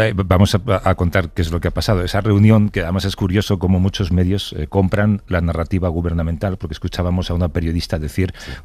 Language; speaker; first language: Spanish; native; Spanish